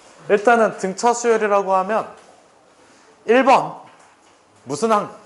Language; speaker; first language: Korean; native; Korean